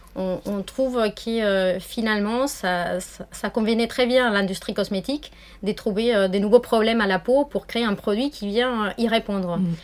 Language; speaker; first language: French; non-native, fluent; Spanish